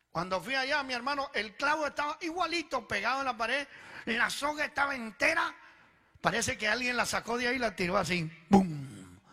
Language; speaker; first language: Spanish; early bilingual, other home language; Italian